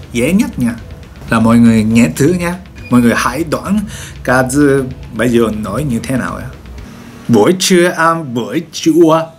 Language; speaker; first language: Vietnamese; non-native, fluent; Japanese